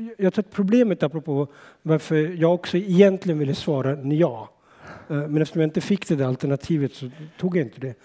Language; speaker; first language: Swedish; early bilingual, other home language; Urdu